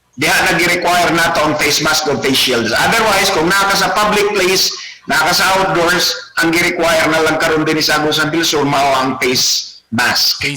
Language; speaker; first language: Cebuano; native; Cebuano